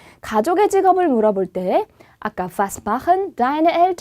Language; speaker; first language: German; non-native, fluent; Korean